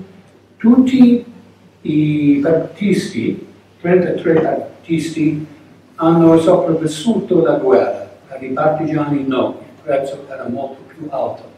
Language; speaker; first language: Italian; non-native, learner; English